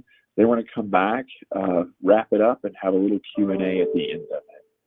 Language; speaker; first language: English; native; English